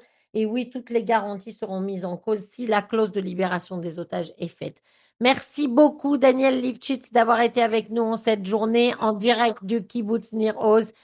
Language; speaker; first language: French; native; French